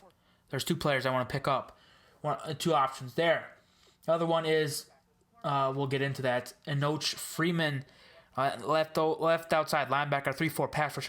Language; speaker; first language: English; native; English